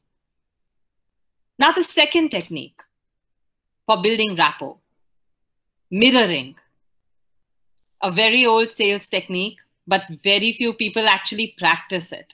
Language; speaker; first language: English; non-native, local second language; Hindi